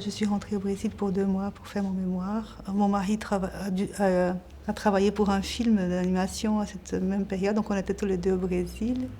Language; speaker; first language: French; non-native, fluent; Portuguese